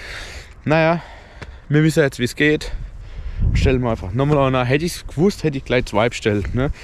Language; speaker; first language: German; native; German